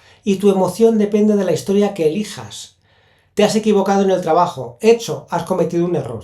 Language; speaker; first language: Spanish; native; Spanish